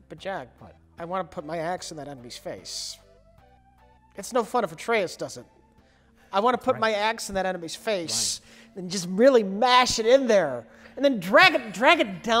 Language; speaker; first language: English; native; English